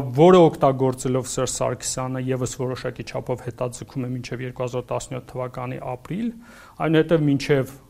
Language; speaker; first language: Armenian; native; Armenian